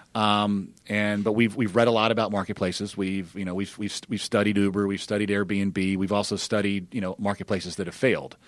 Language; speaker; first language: English; native; English